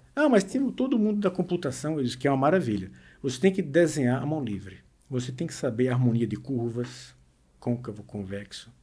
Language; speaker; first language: Portuguese; native; Portuguese